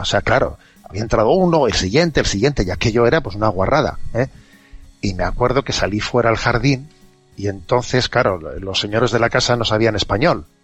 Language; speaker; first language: Spanish; native; Spanish